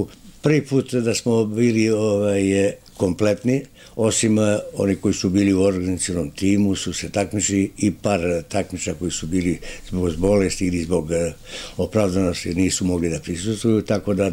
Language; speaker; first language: Serbian; native; Serbian